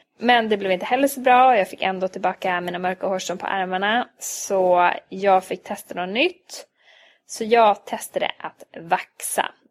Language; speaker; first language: Swedish; early bilingual, other home language; Hungarian